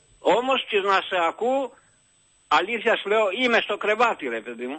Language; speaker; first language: Greek; non-native, learner; Albanian